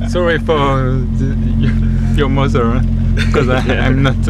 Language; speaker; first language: English; non-native, learner; French